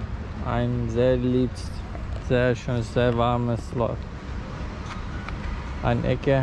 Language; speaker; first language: German; non-native, learner; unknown